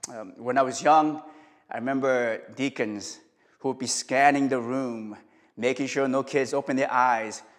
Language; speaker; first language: English; early bilingual, other home language; Korean